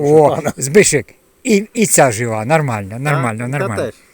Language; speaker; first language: Polish; non-native, learner; Ukrainian